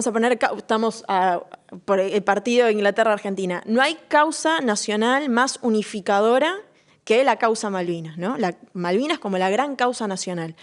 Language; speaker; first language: Spanish; native; Spanish